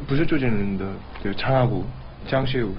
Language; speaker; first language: Chinese; non-native, learner; Korean